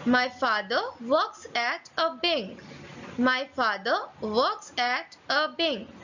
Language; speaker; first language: English; non-native, local second language; Gujarati